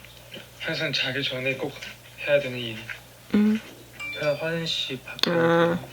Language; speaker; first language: Korean; non-native, fluent; Chinese